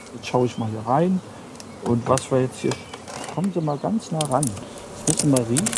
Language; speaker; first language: German; native; German